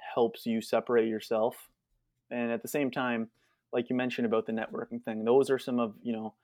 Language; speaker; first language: English; native; English